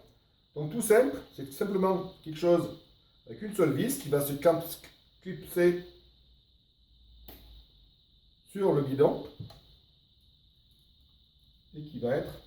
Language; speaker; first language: French; native; French